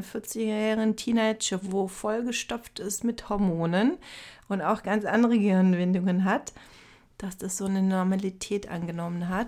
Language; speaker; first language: German; native; German